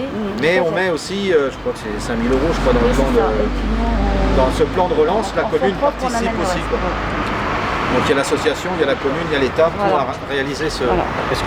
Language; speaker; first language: French; native; French